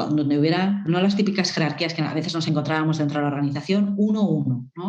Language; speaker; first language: Spanish; native; Spanish